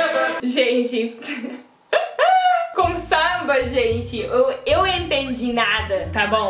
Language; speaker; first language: Portuguese; non-native, learner; Dutch